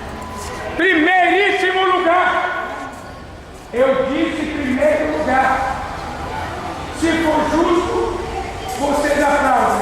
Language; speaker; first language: Portuguese; native; Portuguese